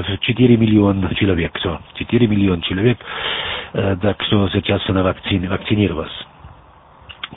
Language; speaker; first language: Russian; non-native, learner; German